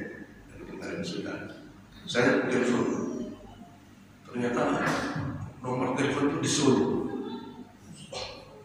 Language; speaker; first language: Indonesian; native; Indonesian